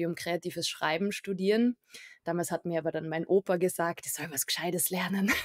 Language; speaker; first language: German; native; German